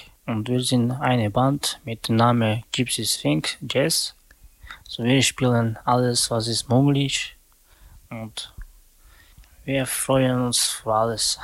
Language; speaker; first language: German; non-native, learner; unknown